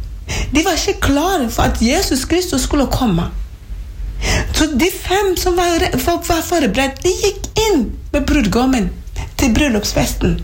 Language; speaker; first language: Norwegian; non-native, fluent; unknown